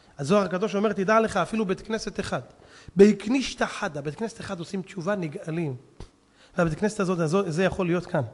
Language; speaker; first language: Hebrew; native; Hebrew